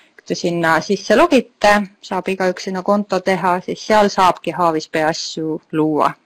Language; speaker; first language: Estonian; native; Estonian